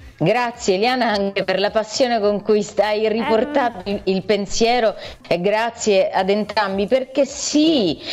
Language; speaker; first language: Italian; native; Italian